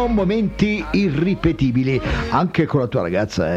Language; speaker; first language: Italian; native; Italian